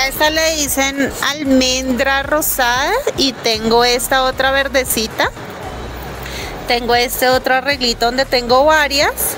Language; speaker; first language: Spanish; native; Spanish